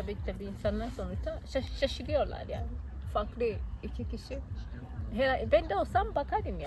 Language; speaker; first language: Turkish; non-native, fluent; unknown